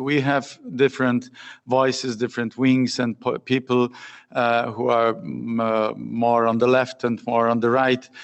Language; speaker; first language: English; non-native, fluent; Polish